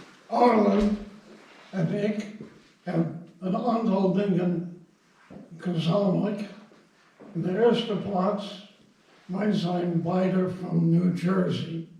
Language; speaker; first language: Dutch; non-native, fluent; English